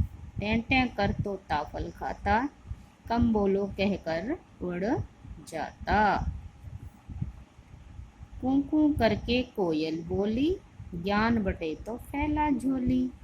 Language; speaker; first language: Hindi; native; Hindi